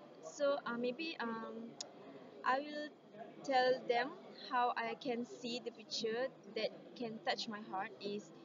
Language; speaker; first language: English; non-native, learner; Malay